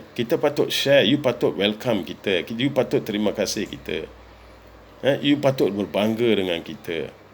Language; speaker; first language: Malay; non-native, local second language; Tamil